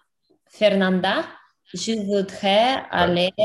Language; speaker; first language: French; non-native, learner; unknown